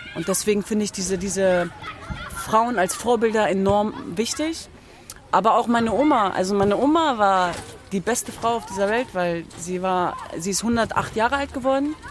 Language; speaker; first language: German; early bilingual, other home language; Kurdish